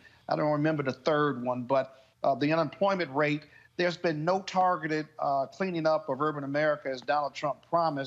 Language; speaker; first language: English; native; English